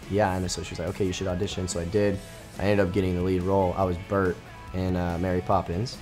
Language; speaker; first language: English; native; English